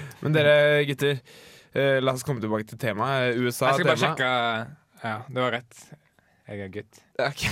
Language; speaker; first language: Norwegian; native; Norwegian